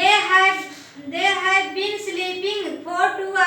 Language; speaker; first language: English; non-native, learner; Hindi